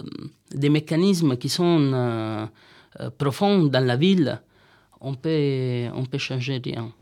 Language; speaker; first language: French; non-native, learner; Italian